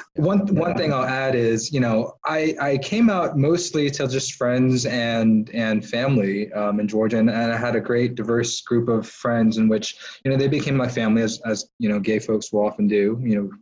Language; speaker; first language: English; native; English